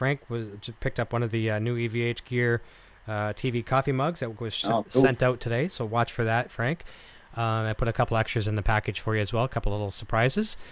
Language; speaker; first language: English; native; English